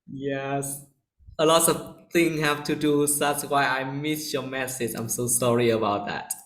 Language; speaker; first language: English; non-native, learner; Vietnamese